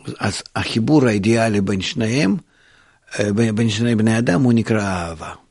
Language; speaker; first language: Hebrew; non-native, fluent; Russian